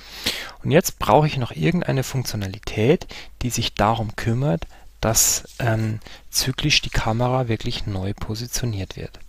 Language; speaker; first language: German; native; German